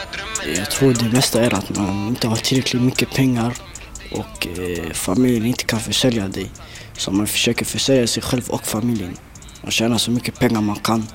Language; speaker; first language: Swedish; early bilingual, other home language; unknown